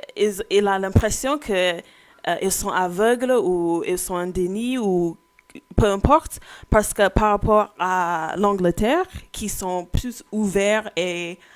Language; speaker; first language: French; non-native, fluent; English